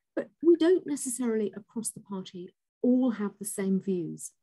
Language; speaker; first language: English; native; English